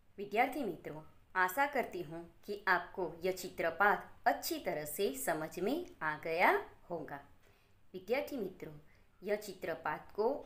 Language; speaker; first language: Hindi; non-native, local second language; Gujarati